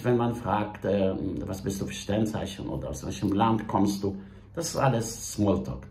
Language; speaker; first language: German; non-native, fluent; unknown